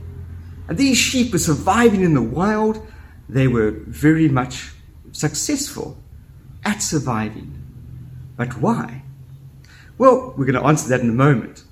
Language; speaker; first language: English; native; English